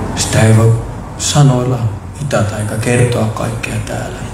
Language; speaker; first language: Finnish; native; Finnish